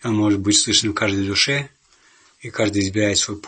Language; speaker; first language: Russian; native; Russian